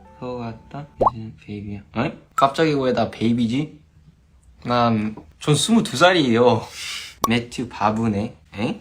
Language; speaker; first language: Korean; early bilingual, heritage; Korean